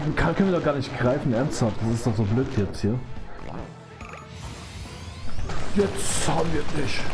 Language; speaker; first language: German; native; German